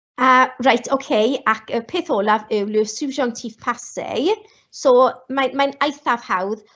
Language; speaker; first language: Welsh; non-native, local second language; English